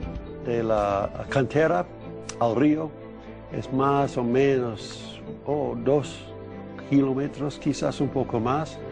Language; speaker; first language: Spanish; non-native, learner; English